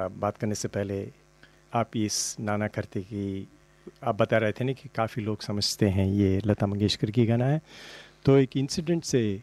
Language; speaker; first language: Hindi; non-native, local second language; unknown